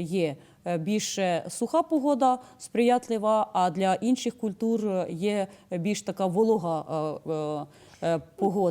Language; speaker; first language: Ukrainian; native; Ukrainian